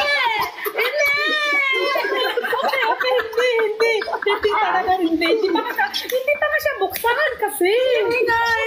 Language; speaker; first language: Filipino; non-native, learner; Chinese